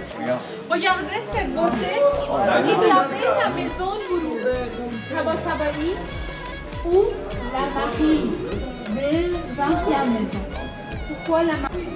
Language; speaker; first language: French; non-native, fluent; Persian